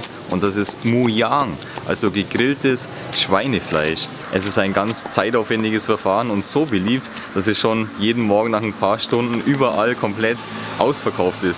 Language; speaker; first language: German; native; German